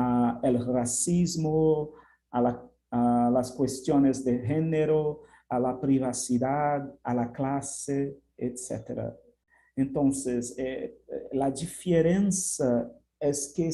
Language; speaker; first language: Spanish; non-native, fluent; Portuguese